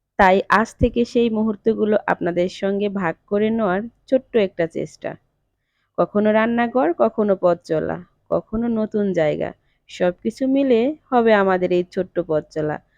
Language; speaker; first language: Bangla; native; Bangla